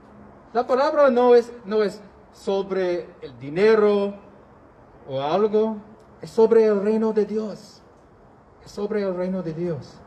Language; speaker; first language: Spanish; non-native, learner; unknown